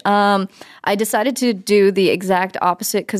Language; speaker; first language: English; native; English